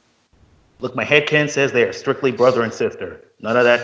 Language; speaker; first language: English; native; English